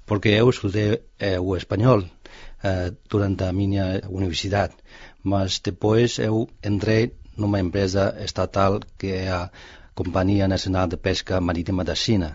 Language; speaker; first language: Portuguese; non-native, fluent; Chinese